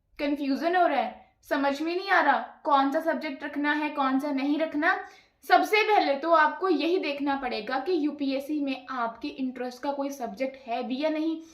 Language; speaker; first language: Hindi; non-native, local second language; Punjabi